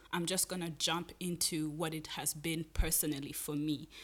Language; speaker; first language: English; non-native, local second language; Kinyarwanda